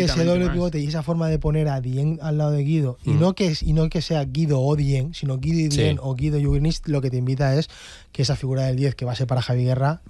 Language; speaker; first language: Spanish; native; Spanish